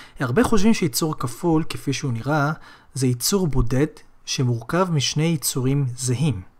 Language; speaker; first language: Hebrew; native; Hebrew